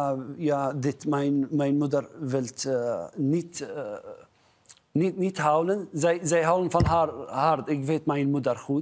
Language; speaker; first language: Dutch; non-native, learner; Arabic